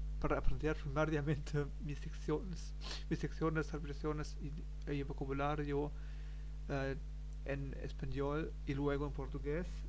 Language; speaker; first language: Spanish; non-native, learner; German